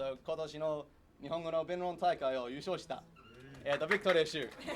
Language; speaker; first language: Japanese; non-native, learner; English